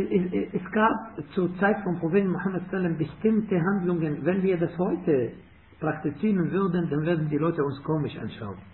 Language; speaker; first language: German; non-native, fluent; Arabic